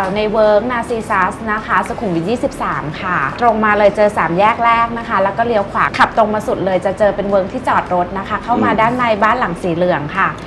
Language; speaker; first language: Thai; native; Thai